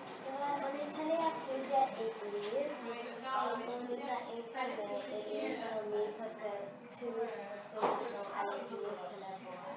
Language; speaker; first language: French; early bilingual, other home language; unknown